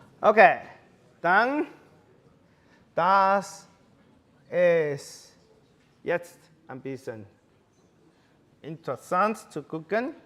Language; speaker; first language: German; non-native, learner; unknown